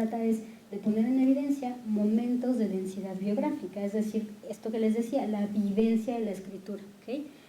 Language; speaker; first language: Spanish; native; Spanish